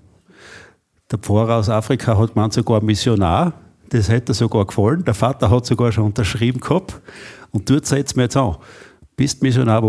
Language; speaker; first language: German; native; German